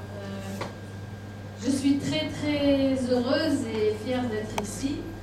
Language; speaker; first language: French; non-native, local second language; Arabic